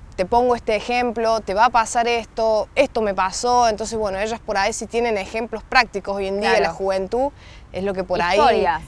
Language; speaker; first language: Spanish; native; Spanish